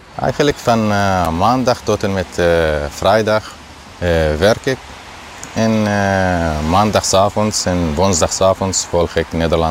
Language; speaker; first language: Dutch; non-native, learner; Arabic